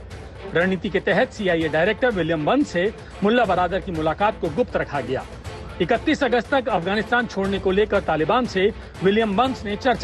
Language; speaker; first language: Hindi; native; Hindi